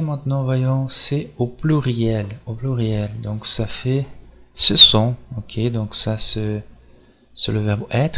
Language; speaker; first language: French; non-native, fluent; Portuguese